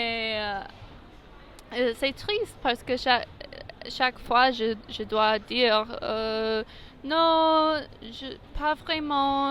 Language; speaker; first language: French; non-native, learner; English